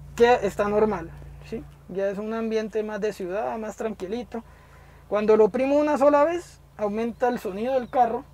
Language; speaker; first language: Spanish; native; Spanish